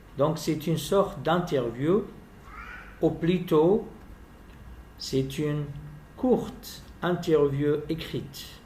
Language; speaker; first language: French; non-native, fluent; Arabic